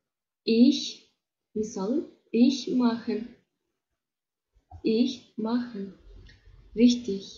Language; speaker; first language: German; non-native, learner; Kyrgyz